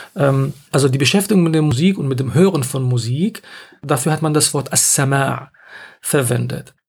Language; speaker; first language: German; non-native, fluent; Arabic